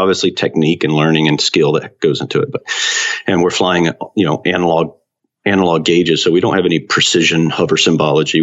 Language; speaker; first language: English; native; English